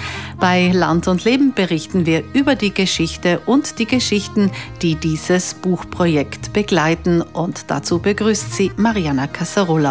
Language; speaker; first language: German; native; German